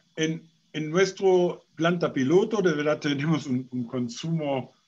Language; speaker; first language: Spanish; non-native, fluent; German